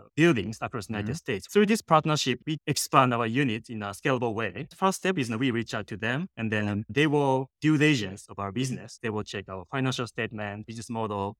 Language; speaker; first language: English; non-native, fluent; Japanese